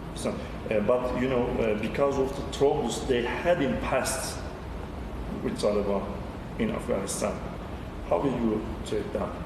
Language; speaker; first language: English; non-native, learner; Turkish